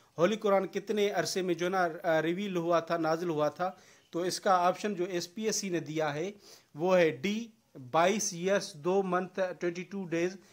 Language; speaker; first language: Urdu; non-native, local second language; Sindhi